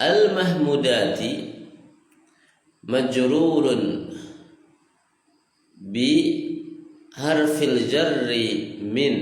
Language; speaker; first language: Arabic; non-native, fluent; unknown